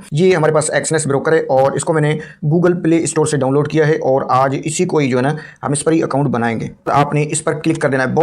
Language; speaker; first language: Urdu; non-native, local second language; Punjabi